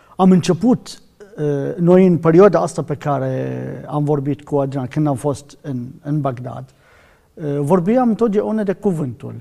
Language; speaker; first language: Romanian; non-native, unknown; Arabic